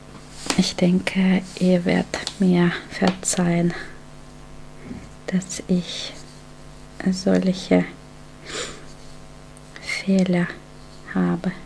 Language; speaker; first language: German; non-native, fluent; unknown